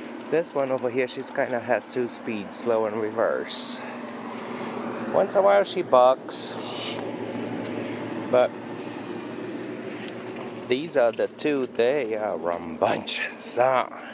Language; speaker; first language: English; non-native, fluent; Portuguese